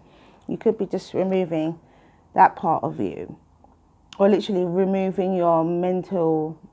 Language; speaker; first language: English; native; English